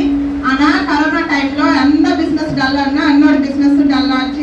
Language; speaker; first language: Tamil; non-native, learner; Telugu